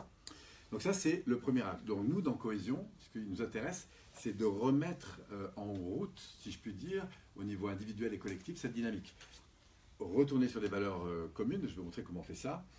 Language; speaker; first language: French; native; French